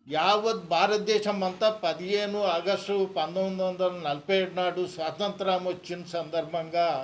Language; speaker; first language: Telugu; native; Telugu